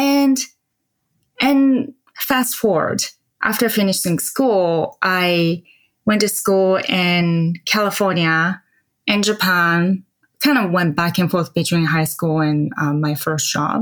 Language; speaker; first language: English; non-native, fluent; Japanese